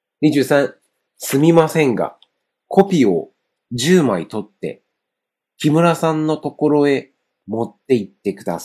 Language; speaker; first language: Japanese; non-native, fluent; Chinese